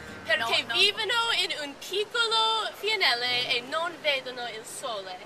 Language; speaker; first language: Italian; non-native, learner; English